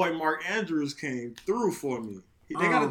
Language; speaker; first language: English; native; English